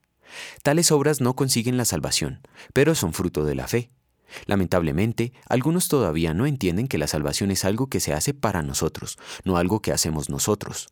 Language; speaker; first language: Spanish; native; Spanish